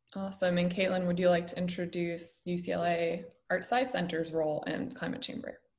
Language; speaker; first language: English; native; English